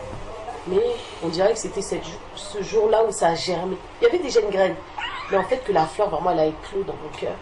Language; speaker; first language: French; native; French